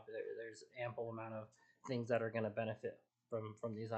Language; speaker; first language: English; native; English